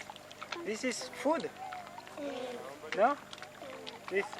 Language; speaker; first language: English; non-native, learner; French